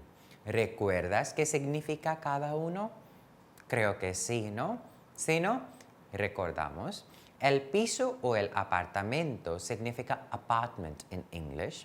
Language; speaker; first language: Spanish; non-native, fluent; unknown